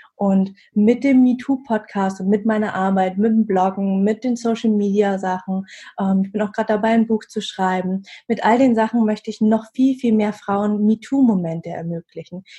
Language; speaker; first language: German; early bilingual, other home language; Vietnamese